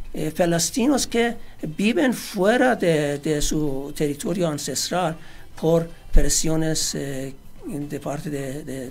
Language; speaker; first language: Spanish; non-native, fluent; Persian